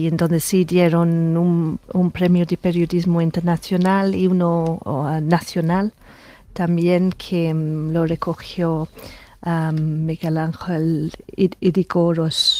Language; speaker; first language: Spanish; non-native, fluent; English